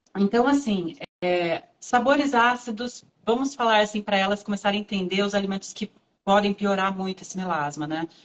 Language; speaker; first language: Portuguese; native; Portuguese